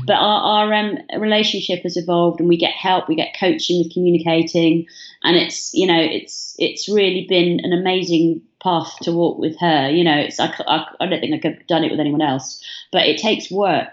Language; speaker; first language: English; native; English